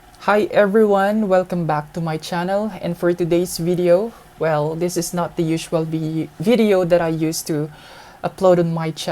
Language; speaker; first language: English; non-native, local second language; Filipino